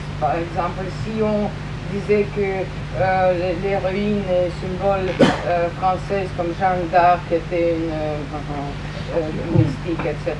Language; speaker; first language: French; non-native, fluent; Russian